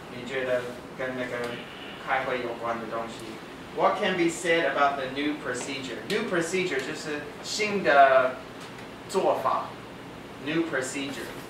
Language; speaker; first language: Chinese; non-native, fluent; English